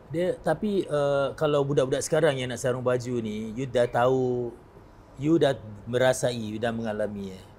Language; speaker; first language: Malay; native; Malay